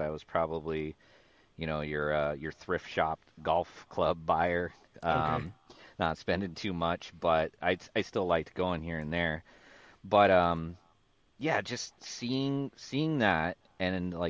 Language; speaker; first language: English; native; English